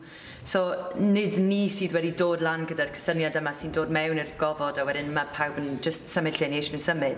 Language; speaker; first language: Welsh; native; Welsh